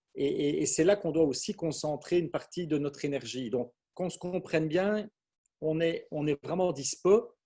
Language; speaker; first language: French; native; French